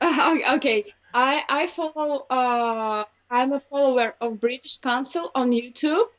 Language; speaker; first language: English; non-native, fluent; Russian